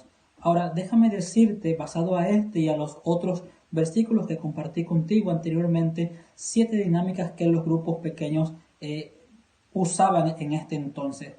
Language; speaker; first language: Spanish; native; Spanish